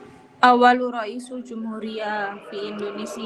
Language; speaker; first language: Arabic; non-native, learner; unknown